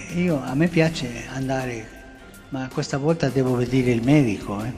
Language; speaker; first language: Italian; non-native, fluent; Spanish